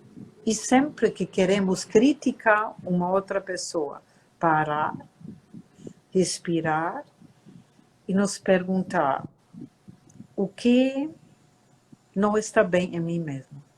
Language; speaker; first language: Portuguese; non-native, fluent; German